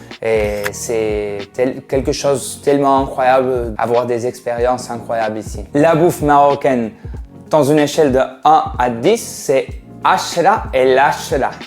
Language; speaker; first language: French; non-native, fluent; Spanish